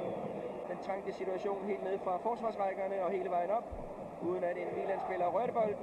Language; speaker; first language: Danish; native; Danish